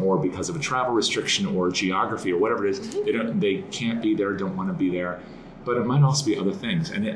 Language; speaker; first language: English; native; English